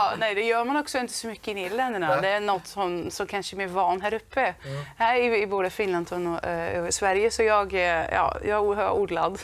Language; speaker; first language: Swedish; non-native, fluent; Dutch